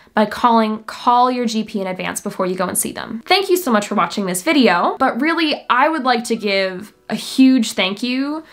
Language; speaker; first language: English; native; English